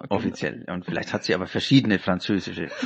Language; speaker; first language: German; native; German